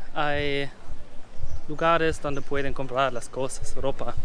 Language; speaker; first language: Spanish; non-native, learner; German